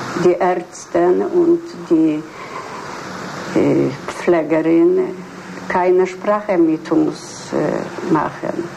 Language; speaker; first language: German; non-native, learner; Polish